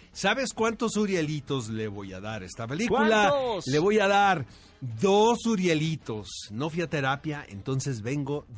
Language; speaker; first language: Spanish; native; Spanish